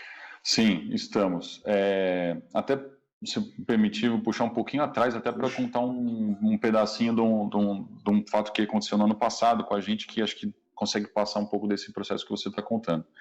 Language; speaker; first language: Portuguese; native; Portuguese